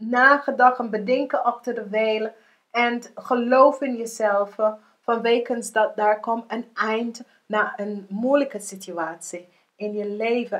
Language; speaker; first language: Dutch; non-native, learner; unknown